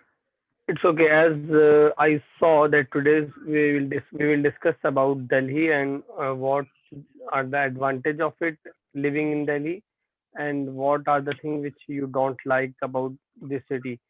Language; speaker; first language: English; non-native, fluent; Hindi